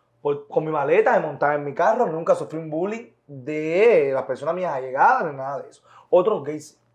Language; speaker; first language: Spanish; native; Spanish